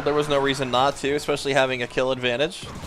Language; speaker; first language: English; native; English